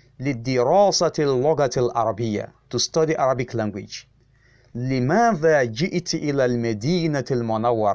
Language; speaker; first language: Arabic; non-native, fluent; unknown